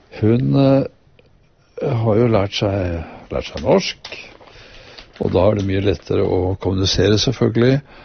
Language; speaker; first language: Norwegian; native; Norwegian